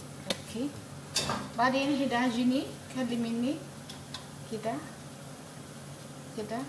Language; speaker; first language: Arabic; non-native, learner; Amharic